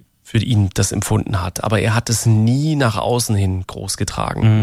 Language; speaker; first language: German; native; German